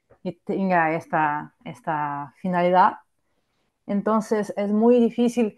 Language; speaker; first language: Spanish; non-native, fluent; Portuguese